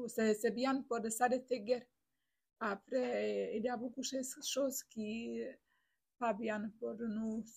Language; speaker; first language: French; non-native, learner; Bosnian